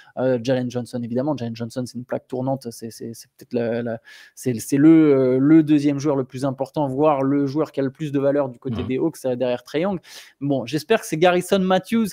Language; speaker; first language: French; native; French